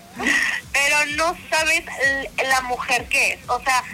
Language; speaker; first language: Spanish; native; Spanish